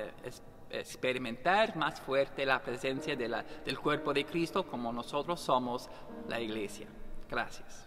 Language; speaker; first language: Spanish; non-native, learner; English